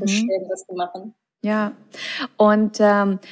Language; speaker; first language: German; non-native, learner; Mongolian